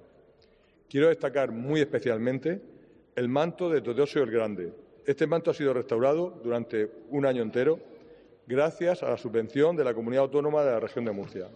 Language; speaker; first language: Spanish; native; Spanish